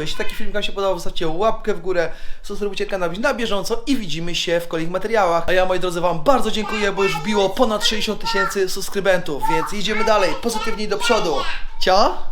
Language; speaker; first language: Polish; native; Polish